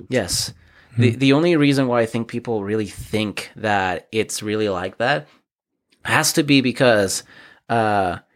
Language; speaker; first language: English; early bilingual, other home language; Spanish